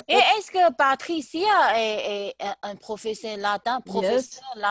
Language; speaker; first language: French; non-native, learner; Chinese